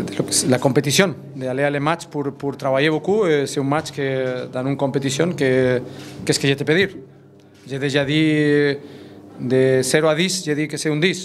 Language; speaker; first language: French; non-native, fluent; Spanish